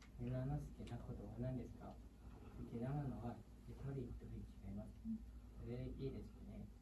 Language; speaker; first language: Japanese; non-native, learner; Thai